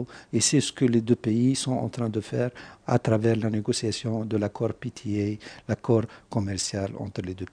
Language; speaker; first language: French; non-native, local second language; Arabic